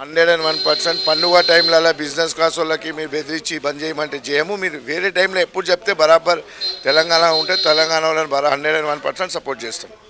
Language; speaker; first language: Telugu; non-native, local second language; Gujarati